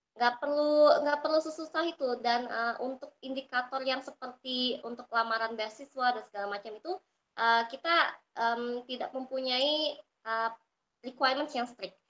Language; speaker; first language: Indonesian; native; Indonesian